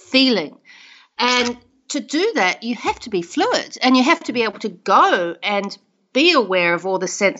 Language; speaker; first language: English; native; English